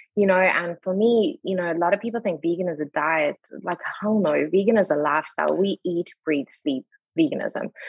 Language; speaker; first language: English; native; English